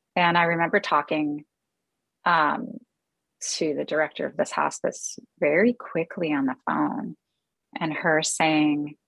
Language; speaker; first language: English; native; English